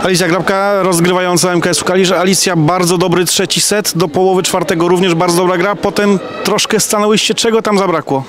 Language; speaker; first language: Polish; native; Polish